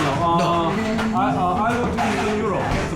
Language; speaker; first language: English; non-native, learner; Korean